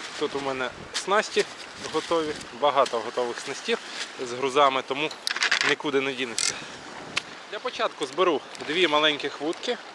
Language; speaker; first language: Ukrainian; native; Ukrainian